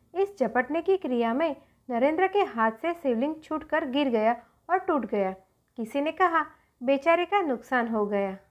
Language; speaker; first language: Hindi; non-native, local second language; Gujarati